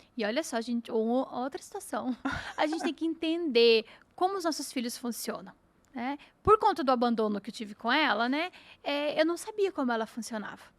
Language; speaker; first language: Portuguese; native; Portuguese